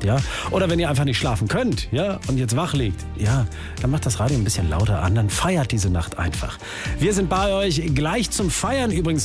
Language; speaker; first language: German; native; German